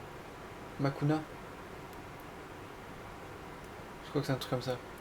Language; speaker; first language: French; native; French